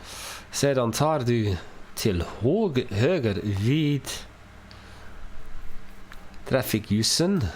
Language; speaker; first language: Swedish; non-native, learner; English